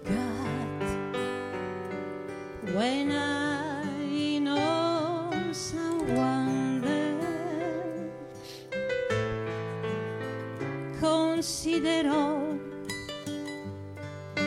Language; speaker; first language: English; non-native, learner; Italian